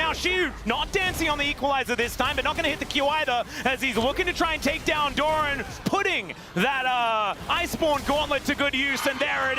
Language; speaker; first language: English; native; English